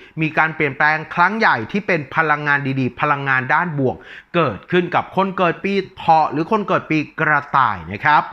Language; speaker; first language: Thai; native; Thai